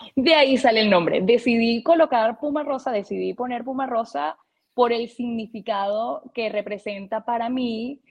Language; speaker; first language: Spanish; native; Spanish